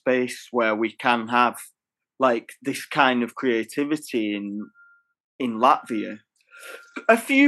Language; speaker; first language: English; native; English